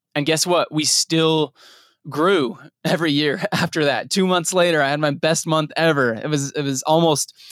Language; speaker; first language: English; native; English